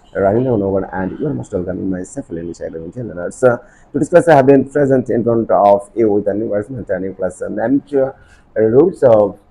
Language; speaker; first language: English; non-native, local second language; Bangla